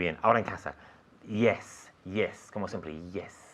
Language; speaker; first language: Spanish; non-native, fluent; English